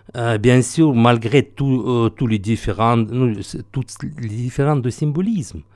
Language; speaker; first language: French; non-native, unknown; Russian